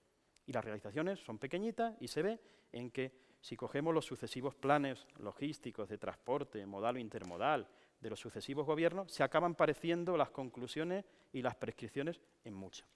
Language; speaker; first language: Spanish; native; Spanish